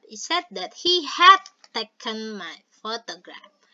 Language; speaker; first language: English; non-native, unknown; Indonesian